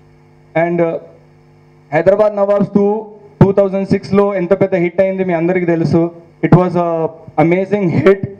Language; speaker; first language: Telugu; non-native, local second language; Hindi